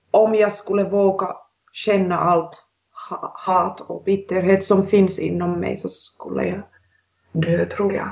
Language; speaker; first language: Swedish; non-native, local second language; Finnish